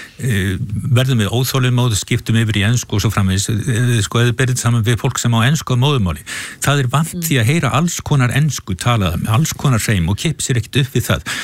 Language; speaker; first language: Icelandic; native; Icelandic